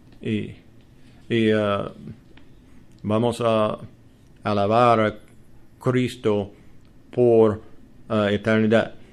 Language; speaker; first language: Spanish; non-native, learner; English